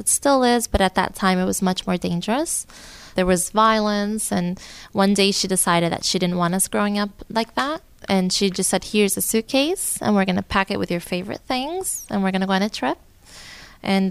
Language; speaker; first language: English; early bilingual, other home language; Portuguese